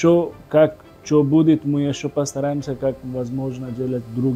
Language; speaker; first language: Russian; non-native, learner; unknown